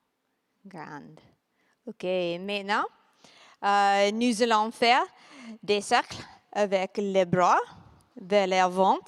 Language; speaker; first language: French; non-native, learner; English